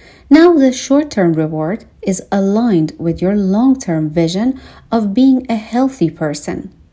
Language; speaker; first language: English; non-native, fluent; Persian